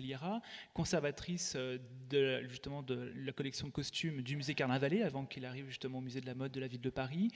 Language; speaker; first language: French; native; French